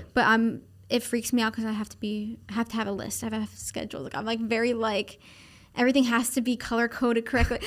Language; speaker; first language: English; native; English